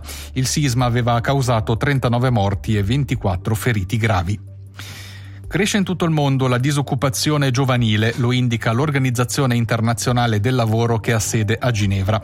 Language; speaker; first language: Italian; native; Italian